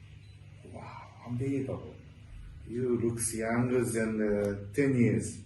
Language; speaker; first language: English; non-native, learner; Japanese